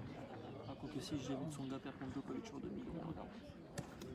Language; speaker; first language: French; native; French